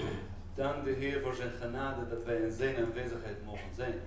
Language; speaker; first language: Dutch; non-native, fluent; Arabic